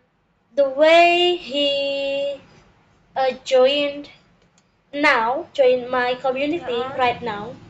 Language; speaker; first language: English; non-native, learner; Indonesian